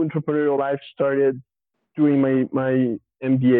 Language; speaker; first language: English; non-native, fluent; Portuguese